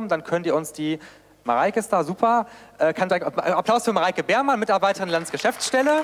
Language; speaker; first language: German; native; German